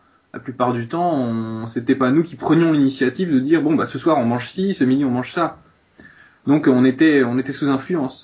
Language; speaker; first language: French; native; French